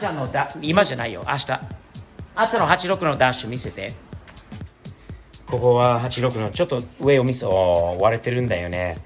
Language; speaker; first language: Japanese; native; Japanese